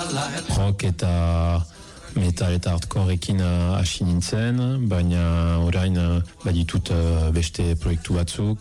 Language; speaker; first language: Basque; non-native, fluent; Italian